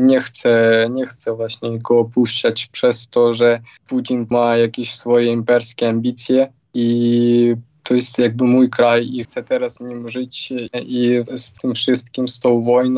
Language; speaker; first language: Polish; non-native, fluent; Ukrainian